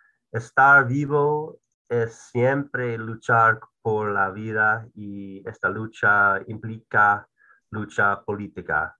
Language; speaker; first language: Spanish; non-native, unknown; English